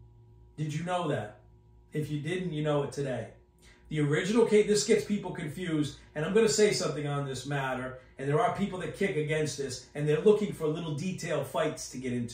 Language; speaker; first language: English; native; English